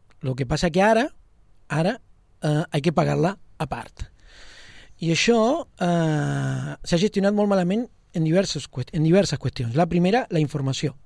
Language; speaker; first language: Catalan; non-native, local second language; Spanish